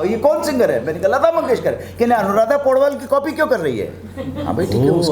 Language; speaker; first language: Hindi; native; Hindi